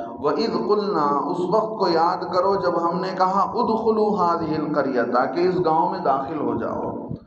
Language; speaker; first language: Urdu; native; Urdu